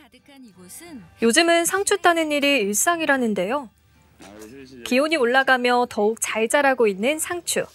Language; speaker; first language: Korean; native; Korean